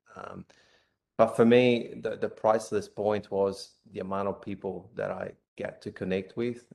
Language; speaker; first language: English; non-native, fluent; Italian